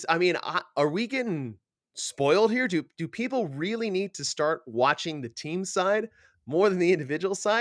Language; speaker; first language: English; native; English